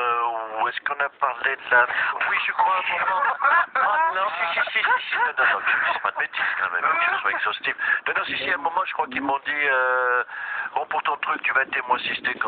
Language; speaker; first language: French; native; French